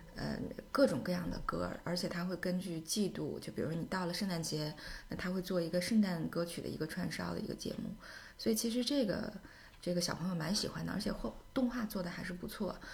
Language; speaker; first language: Chinese; native; Chinese